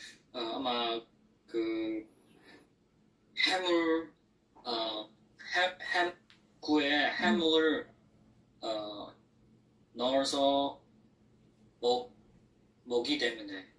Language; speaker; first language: Korean; non-native, learner; Chinese